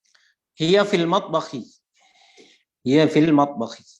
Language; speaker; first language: Arabic; non-native, fluent; Indonesian